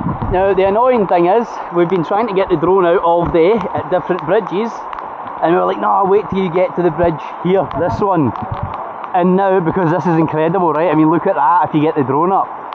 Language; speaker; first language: English; native; English